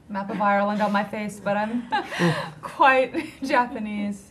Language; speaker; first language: English; early bilingual, heritage; English